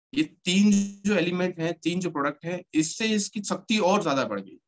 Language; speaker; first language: Hindi; native; Hindi